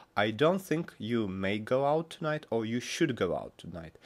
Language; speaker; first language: English; non-native, fluent; Russian